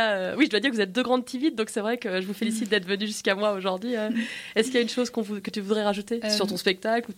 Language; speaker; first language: French; native; French